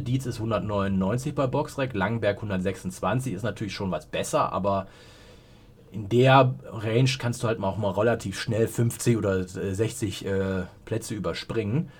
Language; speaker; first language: German; native; German